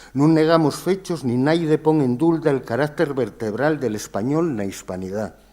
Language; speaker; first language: Asturian; native; Asturian